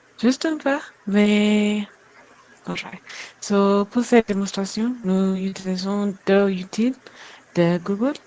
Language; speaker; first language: French; non-native, learner; Shona